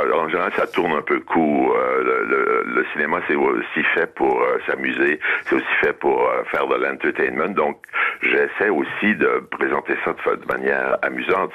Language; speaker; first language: French; native; French